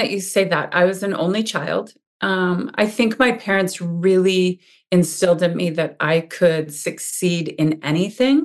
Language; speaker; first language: English; native; English